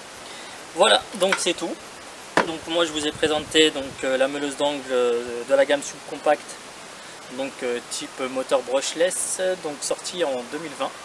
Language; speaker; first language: French; native; French